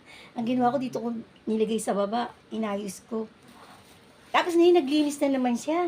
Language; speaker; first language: Filipino; native; Filipino